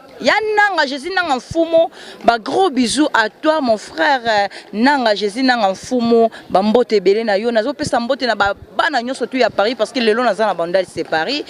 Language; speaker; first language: Lingala; native; Lingala